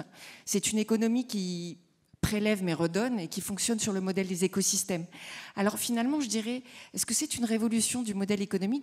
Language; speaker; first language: French; native; French